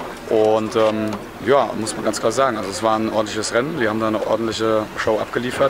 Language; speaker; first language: German; native; German